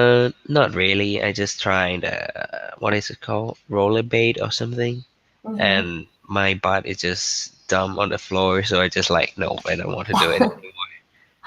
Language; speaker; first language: English; non-native, learner; Thai